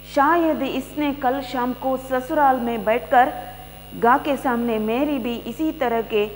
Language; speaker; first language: Hindi; non-native, local second language; Kannada